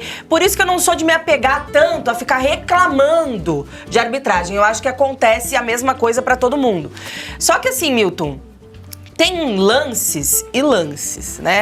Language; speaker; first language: Portuguese; native; Portuguese